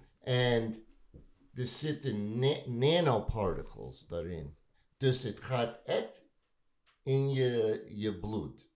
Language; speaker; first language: Dutch; non-native, learner; English